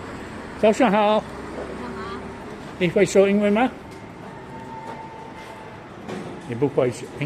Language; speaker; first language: Chinese; non-native, learner; English